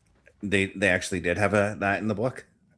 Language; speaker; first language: English; native; English